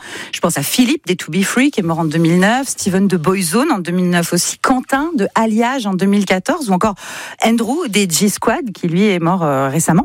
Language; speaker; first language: French; native; French